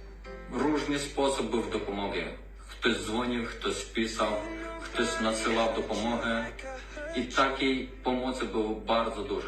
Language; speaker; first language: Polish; non-native, learner; Ukrainian